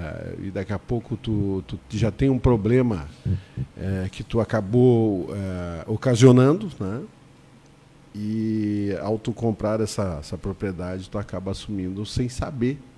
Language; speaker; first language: Portuguese; native; Portuguese